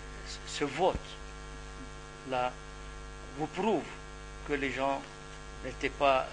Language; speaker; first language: French; non-native, fluent; Arabic